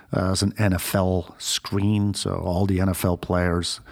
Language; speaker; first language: English; non-native, fluent; Dutch